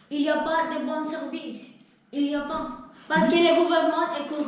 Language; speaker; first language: French; non-native, learner; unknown